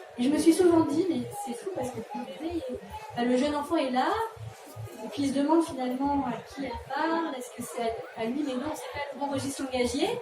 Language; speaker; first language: French; native; French